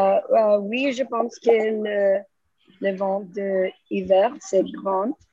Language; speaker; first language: French; non-native, learner; Spanish